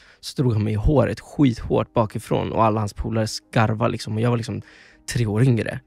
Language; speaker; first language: Swedish; early bilingual, other home language; Spanish